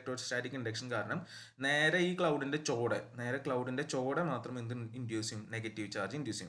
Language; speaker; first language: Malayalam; native; Malayalam